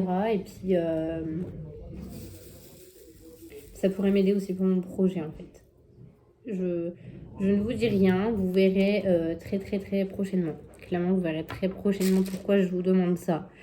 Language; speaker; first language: French; native; French